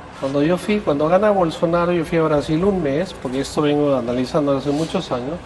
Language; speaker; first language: Spanish; native; Spanish